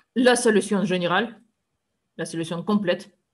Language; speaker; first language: French; non-native, fluent; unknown